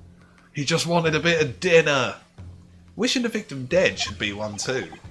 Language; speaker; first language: English; native; English